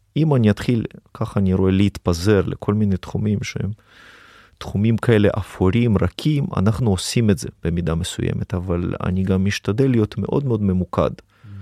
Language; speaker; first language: Hebrew; early bilingual, other home language; Russian